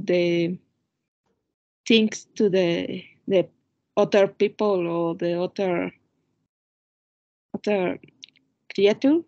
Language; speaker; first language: English; non-native, learner; Spanish